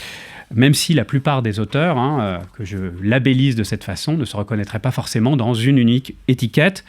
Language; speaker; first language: French; native; French